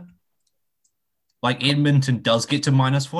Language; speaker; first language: English; native; English